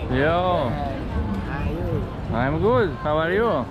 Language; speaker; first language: English; non-native, learner; Latvian